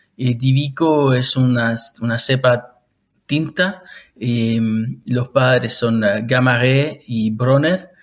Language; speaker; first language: Spanish; native; Spanish